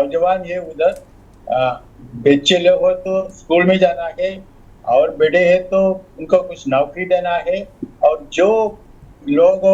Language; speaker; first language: Hindi; non-native, local second language; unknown